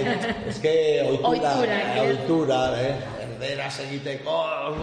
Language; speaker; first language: Basque; non-native, local second language; Spanish